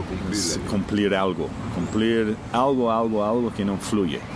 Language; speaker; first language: Spanish; non-native, fluent; English